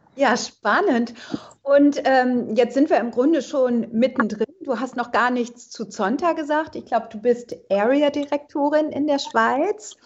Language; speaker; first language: German; native; German